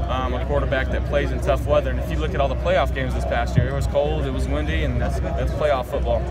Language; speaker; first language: English; native; English